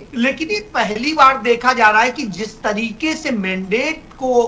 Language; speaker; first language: Hindi; native; Hindi